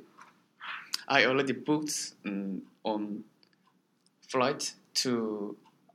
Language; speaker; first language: English; non-native, learner; Korean